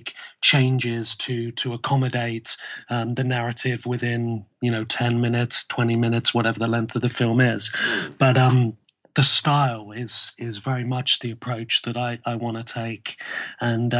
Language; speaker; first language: English; native; English